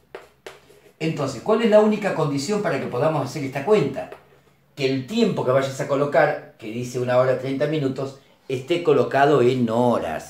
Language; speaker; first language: Spanish; native; Spanish